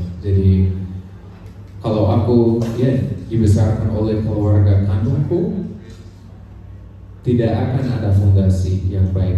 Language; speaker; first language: Indonesian; non-native, fluent; English